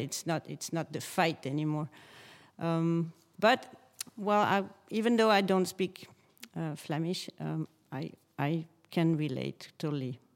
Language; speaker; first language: English; non-native, learner; French